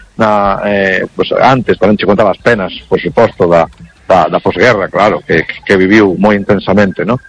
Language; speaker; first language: Galician; native; Galician